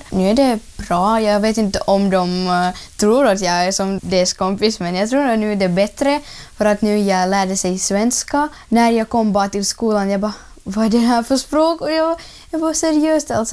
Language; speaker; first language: Swedish; non-native, learner; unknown